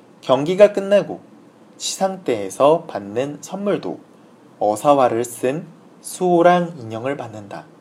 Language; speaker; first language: Korean; native; Korean